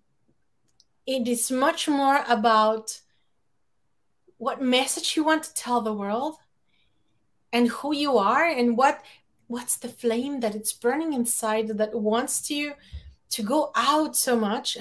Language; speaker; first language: English; non-native, fluent; Spanish